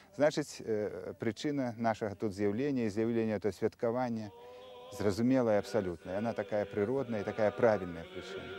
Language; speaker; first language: Belarusian; non-native, local second language; Russian